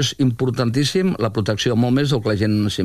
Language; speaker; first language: Catalan; native; Catalan